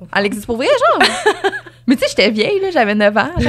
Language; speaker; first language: French; native; French